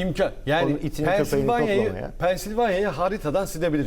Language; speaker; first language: Turkish; native; Turkish